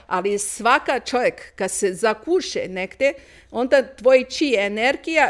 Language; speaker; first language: Croatian; non-native, learner; Chinese